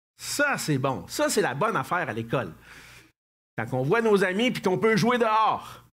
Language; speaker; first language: French; native; French